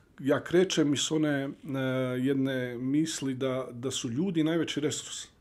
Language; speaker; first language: Bosnian; early bilingual, heritage; Bosnian